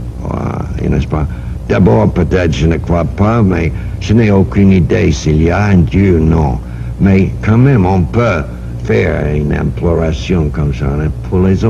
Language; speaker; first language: French; non-native, learner; English